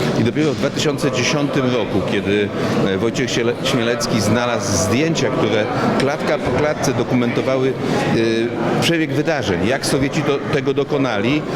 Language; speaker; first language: Polish; native; Polish